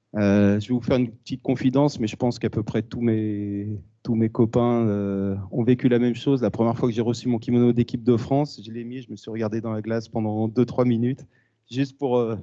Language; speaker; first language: French; native; French